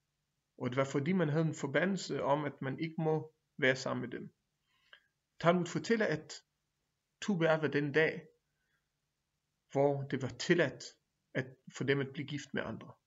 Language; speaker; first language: Danish; non-native, fluent; Hebrew